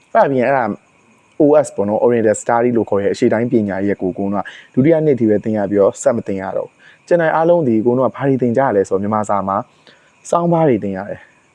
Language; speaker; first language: Burmese; native; Burmese